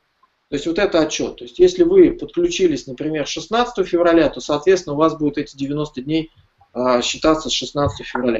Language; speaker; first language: Russian; native; Russian